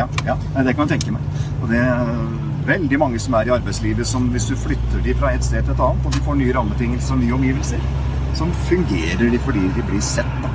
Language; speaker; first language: Norwegian; native; Norwegian